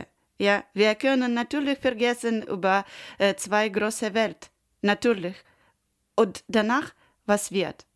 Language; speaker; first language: German; non-native, learner; Ukrainian